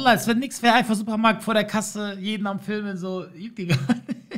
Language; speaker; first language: German; native; German